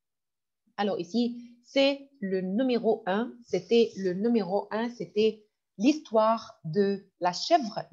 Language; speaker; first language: French; non-native, fluent; Arabic